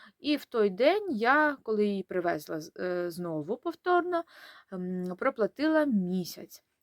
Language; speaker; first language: Ukrainian; non-native, local second language; Russian